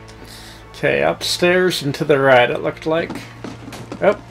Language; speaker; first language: English; native; English